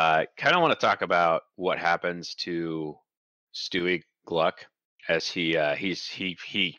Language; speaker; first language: English; native; English